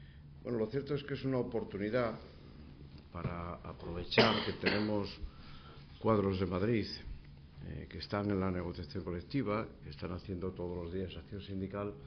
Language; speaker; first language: Spanish; native; Spanish